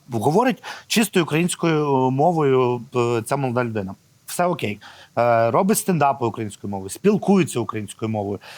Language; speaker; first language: Ukrainian; native; Ukrainian